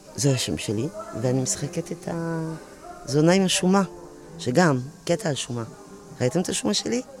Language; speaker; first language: Hebrew; non-native, fluent; French